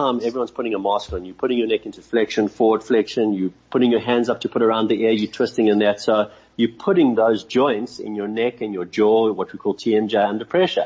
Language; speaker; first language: English; native; English